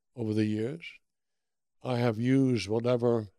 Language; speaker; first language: English; early bilingual, other home language; German